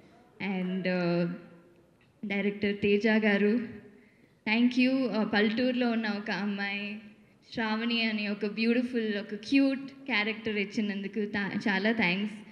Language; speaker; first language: Telugu; non-native, learner; Tamil